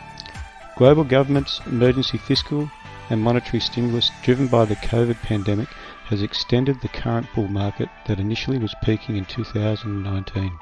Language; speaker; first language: English; native; English